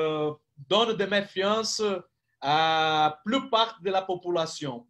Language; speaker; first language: French; non-native, fluent; Portuguese